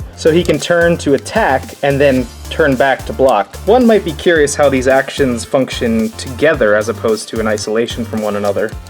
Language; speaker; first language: English; native; English